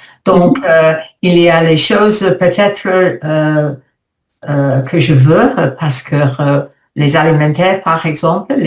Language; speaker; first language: French; non-native, learner; English